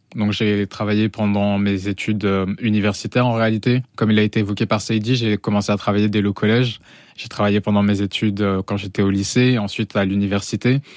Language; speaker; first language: French; native; French